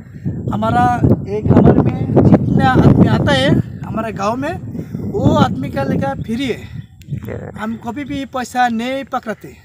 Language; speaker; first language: Hindi; non-native, learner; Bangla